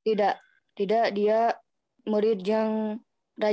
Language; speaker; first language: Indonesian; native; Indonesian